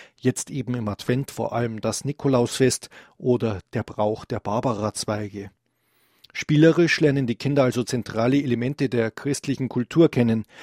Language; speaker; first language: German; native; German